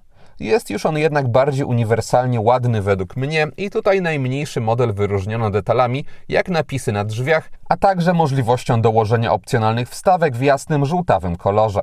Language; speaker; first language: Polish; native; Polish